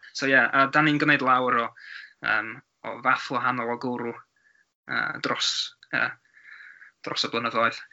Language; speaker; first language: Welsh; non-native, learner; English